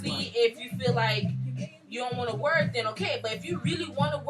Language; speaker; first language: English; early bilingual, other home language; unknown